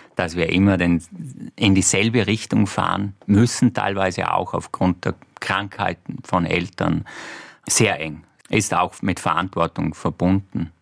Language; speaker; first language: German; native; German